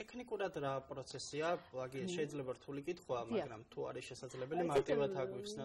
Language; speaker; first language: Georgian; native; Georgian